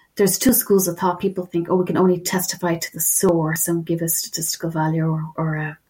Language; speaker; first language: English; native; English